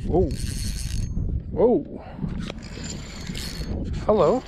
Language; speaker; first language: English; native; English